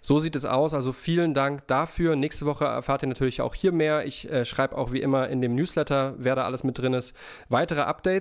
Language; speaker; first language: German; native; German